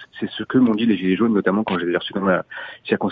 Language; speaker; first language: French; native; French